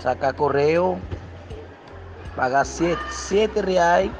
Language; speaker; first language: Spanish; non-native, local second language; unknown